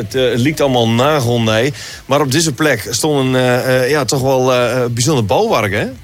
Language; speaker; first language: Dutch; native; Dutch